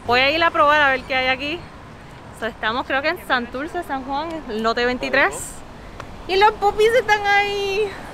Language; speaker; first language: Spanish; native; Spanish